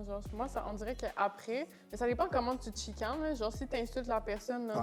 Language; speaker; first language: French; native; French